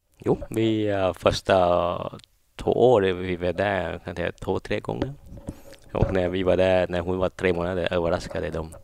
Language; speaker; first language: Swedish; non-native, learner; Thai